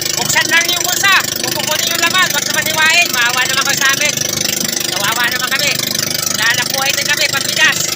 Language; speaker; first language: Filipino; non-native, local second language; Bikol